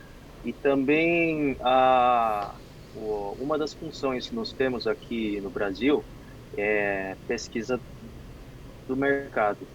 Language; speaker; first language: Portuguese; non-native, fluent; Korean